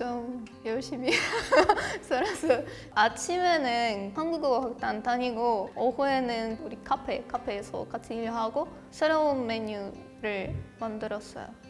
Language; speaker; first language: Korean; non-native, learner; Russian